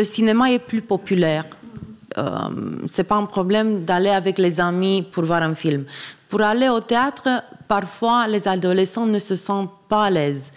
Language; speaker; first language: French; non-native, fluent; Romanian